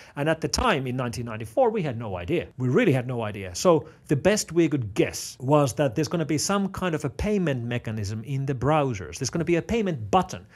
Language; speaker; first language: English; non-native, fluent; Finnish